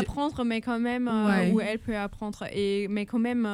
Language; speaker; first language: French; non-native, learner; German